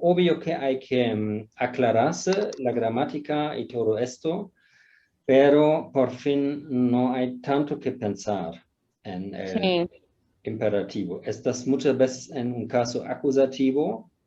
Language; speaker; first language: Spanish; non-native, fluent; German